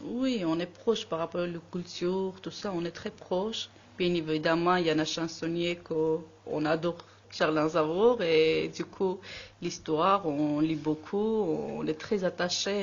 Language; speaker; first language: French; non-native, learner; Armenian